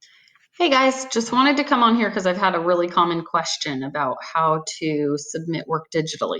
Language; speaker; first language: English; native; English